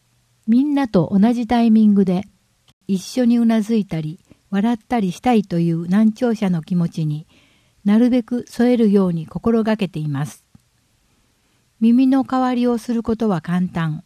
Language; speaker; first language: Japanese; native; Japanese